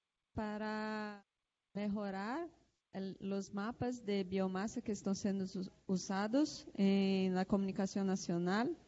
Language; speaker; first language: Spanish; non-native, learner; Portuguese